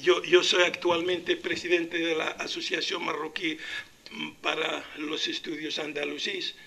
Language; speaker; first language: Spanish; non-native, local second language; Arabic